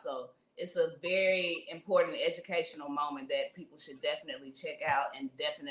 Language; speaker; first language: English; native; English